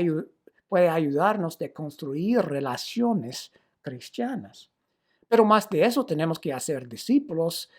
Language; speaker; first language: Spanish; non-native, fluent; English